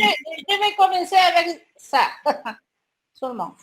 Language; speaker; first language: French; non-native, learner; Spanish